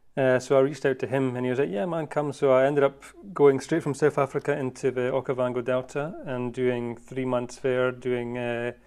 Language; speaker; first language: English; native; English